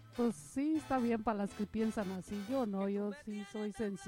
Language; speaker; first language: Spanish; native; Spanish